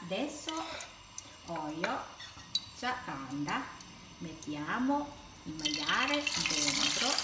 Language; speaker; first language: Italian; non-native, learner; Thai